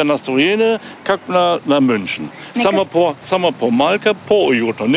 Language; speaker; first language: Bulgarian; non-native, learner; German